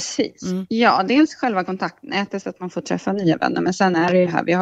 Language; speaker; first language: Swedish; native; Swedish